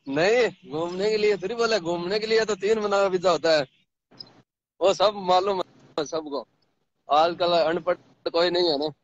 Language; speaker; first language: Hindi; native; Hindi